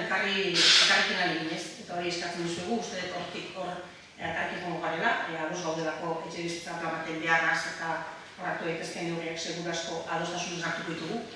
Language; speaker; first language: Basque; native; Basque